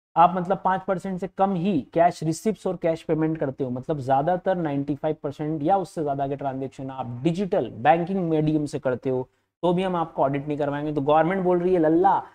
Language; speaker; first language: Hindi; native; Hindi